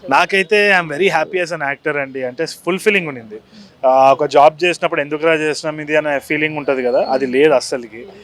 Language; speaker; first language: Telugu; native; Telugu